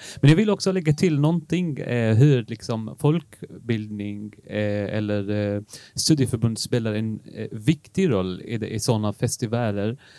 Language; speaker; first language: Swedish; non-native, fluent; Arabic